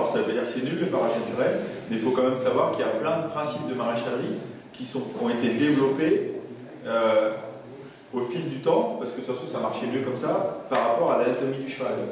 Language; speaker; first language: French; native; French